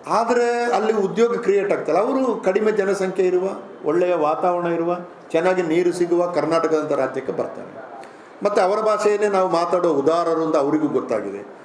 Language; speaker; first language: Kannada; native; Kannada